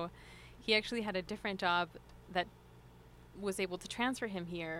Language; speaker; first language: English; early bilingual, other home language; Spanish